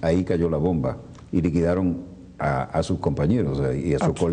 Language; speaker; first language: Spanish; native; Spanish